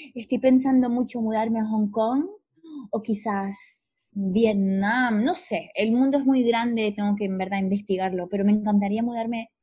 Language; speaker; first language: Spanish; native; Spanish